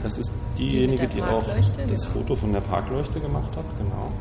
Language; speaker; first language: German; native; German